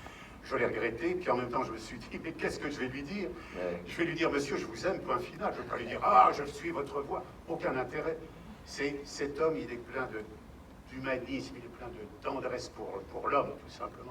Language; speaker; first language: French; native; French